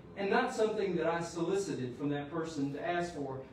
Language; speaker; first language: English; native; English